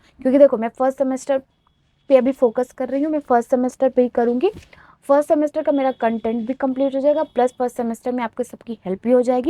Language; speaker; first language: Hindi; native; Hindi